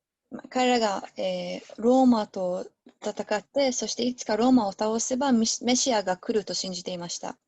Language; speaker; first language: Japanese; non-native, learner; English